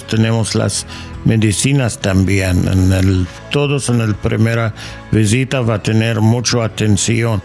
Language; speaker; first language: Spanish; non-native, learner; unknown